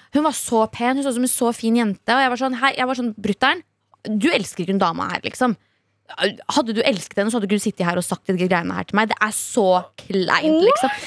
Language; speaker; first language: Norwegian; early bilingual, other home language; Kurdish